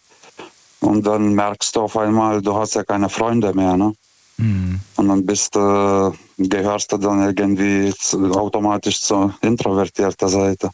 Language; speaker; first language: German; non-native, fluent; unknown